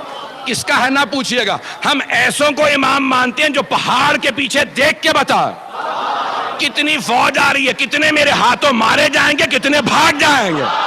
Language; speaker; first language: Urdu; native; Urdu